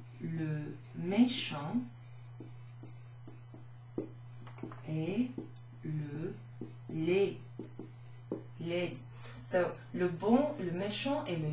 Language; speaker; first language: French; non-native, fluent; English